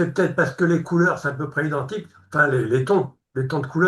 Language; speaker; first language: French; native; French